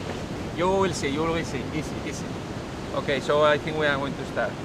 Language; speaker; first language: English; non-native, fluent; Spanish